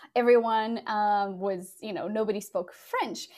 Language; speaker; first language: English; non-native, fluent; Portuguese